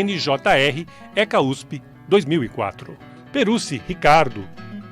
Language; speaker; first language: Portuguese; native; Portuguese